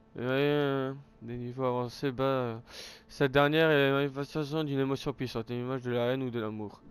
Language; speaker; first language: French; native; French